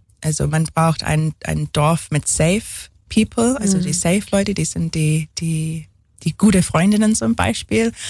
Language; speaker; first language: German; non-native, fluent; English